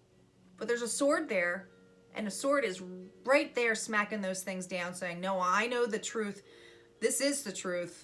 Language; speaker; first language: English; native; English